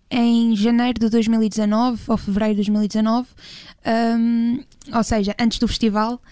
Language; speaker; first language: Portuguese; native; Portuguese